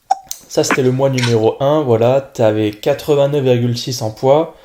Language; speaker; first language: French; native; French